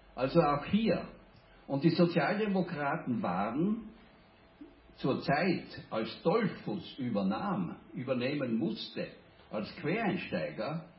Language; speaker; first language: German; native; German